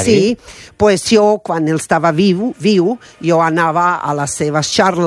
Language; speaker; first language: Catalan; non-native, fluent; Croatian